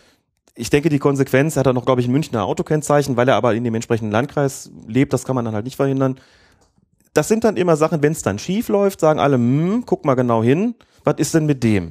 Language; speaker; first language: German; native; German